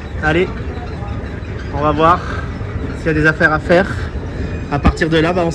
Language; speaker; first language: French; native; French